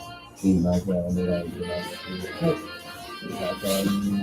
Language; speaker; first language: Japanese; native; Japanese